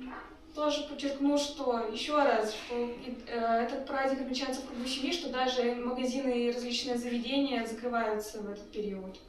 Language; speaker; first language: Russian; native; Russian